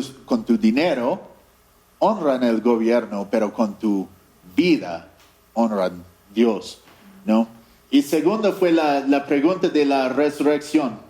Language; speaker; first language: Spanish; non-native, fluent; English